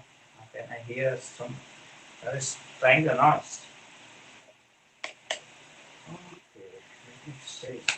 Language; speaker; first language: English; non-native, fluent; Vietnamese